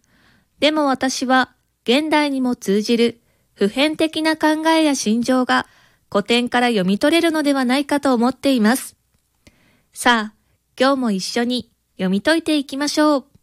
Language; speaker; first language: Japanese; native; Japanese